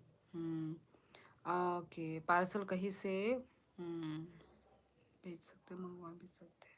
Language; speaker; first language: Hindi; non-native, local second language; Kok Borok